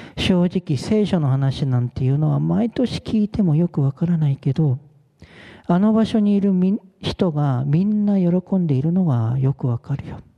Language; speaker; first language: Japanese; non-native, fluent; Korean